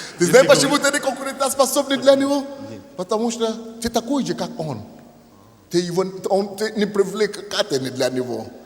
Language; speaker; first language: Russian; non-native, fluent; Yoruba